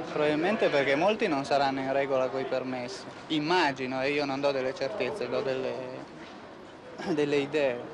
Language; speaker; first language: Italian; native; Italian